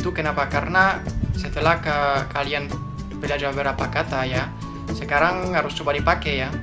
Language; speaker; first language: Indonesian; non-native, fluent; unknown